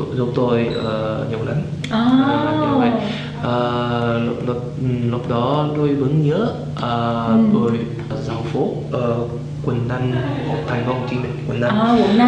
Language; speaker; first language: Vietnamese; non-native, learner; Chinese